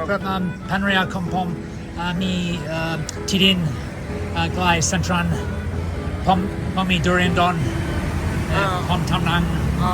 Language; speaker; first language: Thai; non-native, learner; English